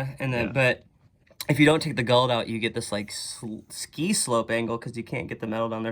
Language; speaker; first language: English; native; English